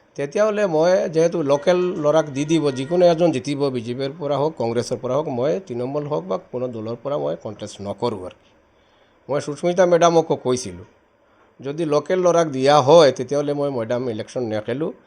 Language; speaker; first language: Assamese; non-native, local second language; Sylheti